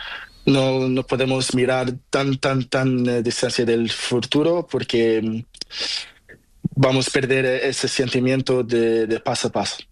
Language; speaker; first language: Spanish; non-native, learner; Portuguese